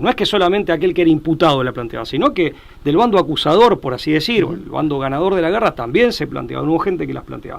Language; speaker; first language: Spanish; native; Spanish